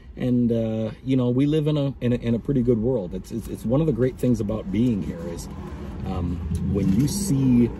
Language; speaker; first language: English; native; English